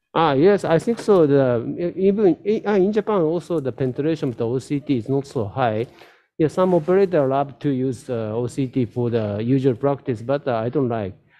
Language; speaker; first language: English; non-native, learner; Japanese